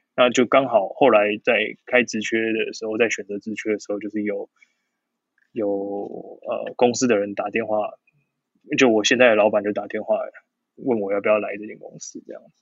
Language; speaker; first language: Chinese; native; Chinese